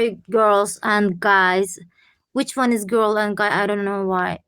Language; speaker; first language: English; non-native, learner; Turkish